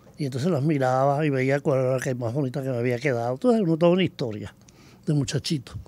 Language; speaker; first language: Spanish; native; Spanish